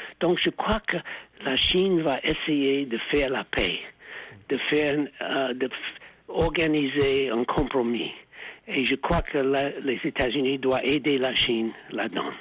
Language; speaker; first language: French; non-native, fluent; English